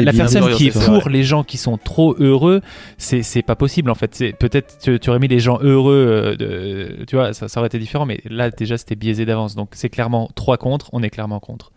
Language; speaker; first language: French; native; French